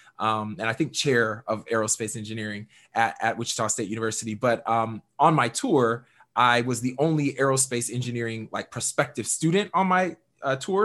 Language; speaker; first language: English; native; English